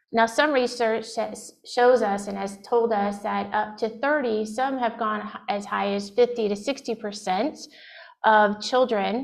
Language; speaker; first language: English; native; English